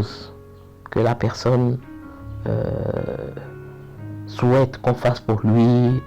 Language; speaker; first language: French; native; French